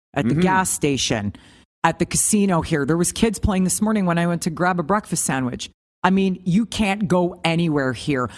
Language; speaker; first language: English; native; English